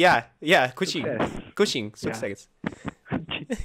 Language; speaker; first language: Indonesian; non-native, learner; Russian